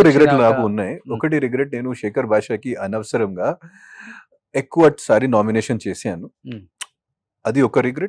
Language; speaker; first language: Telugu; non-native, fluent; Hindi